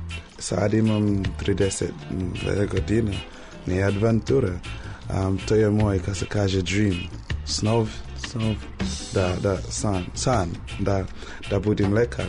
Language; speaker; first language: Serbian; non-native, learner; English